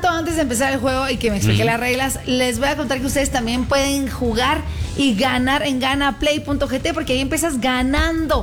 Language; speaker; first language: Spanish; native; Spanish